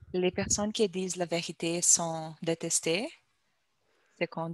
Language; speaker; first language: French; non-native, learner; Portuguese